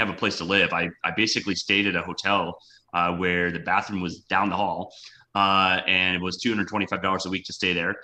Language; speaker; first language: English; native; English